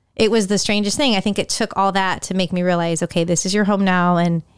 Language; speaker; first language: English; native; English